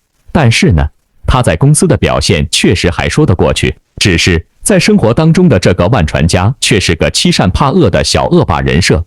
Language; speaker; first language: Chinese; native; Chinese